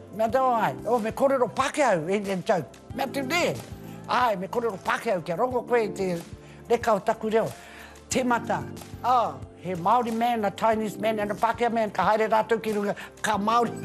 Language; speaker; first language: Māori; native; Māori